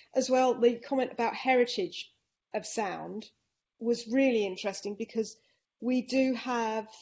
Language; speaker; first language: English; non-native, fluent; Dutch